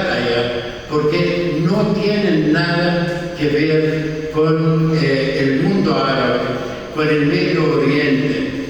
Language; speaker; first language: Spanish; non-native, fluent; Arabic